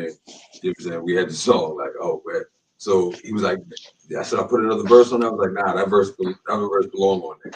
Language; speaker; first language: English; native; English